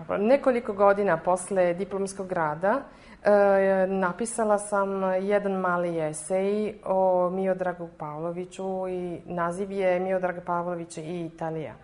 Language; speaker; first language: Serbian; non-native, fluent; Italian